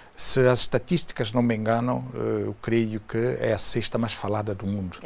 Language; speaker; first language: Portuguese; native; Portuguese